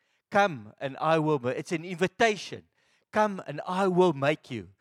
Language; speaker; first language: English; non-native, local second language; Afrikaans